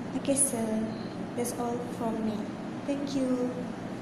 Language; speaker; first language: English; non-native, local second language; Malay